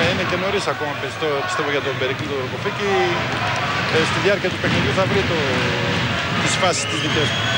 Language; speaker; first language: Greek; native; Greek